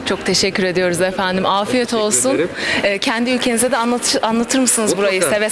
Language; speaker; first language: Turkish; native; Turkish